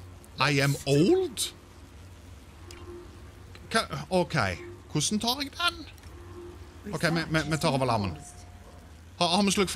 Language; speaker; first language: Norwegian; native; Norwegian